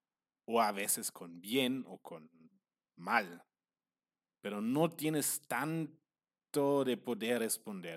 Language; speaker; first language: Spanish; non-native, fluent; German